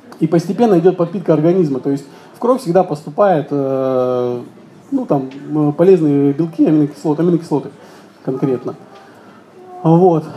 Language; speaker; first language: Russian; native; Russian